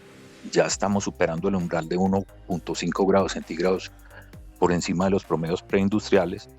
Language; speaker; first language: Spanish; native; Spanish